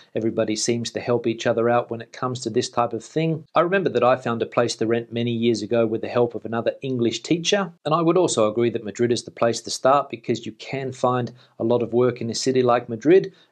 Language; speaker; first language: English; native; English